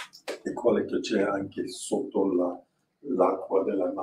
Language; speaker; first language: Italian; non-native, learner; French